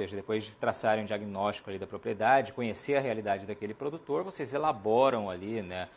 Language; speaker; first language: Portuguese; native; Portuguese